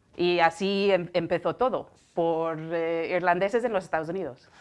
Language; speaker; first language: Spanish; non-native, fluent; English